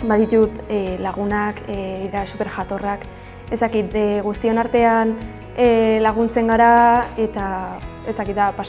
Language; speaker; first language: Basque; non-native, local second language; Spanish